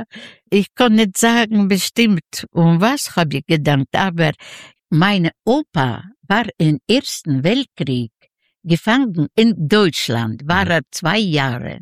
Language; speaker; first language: German; non-native, learner; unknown